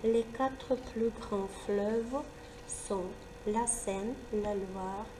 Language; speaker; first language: French; non-native, fluent; Ukrainian